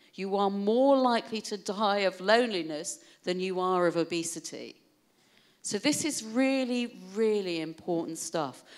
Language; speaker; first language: English; native; English